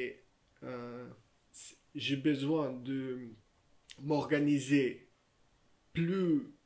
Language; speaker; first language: French; non-native, learner; Portuguese